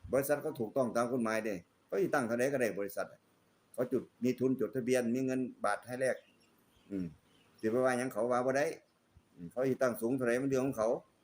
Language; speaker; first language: Thai; native; Thai